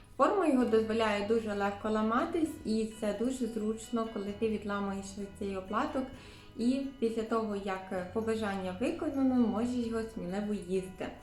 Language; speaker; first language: Ukrainian; native; Ukrainian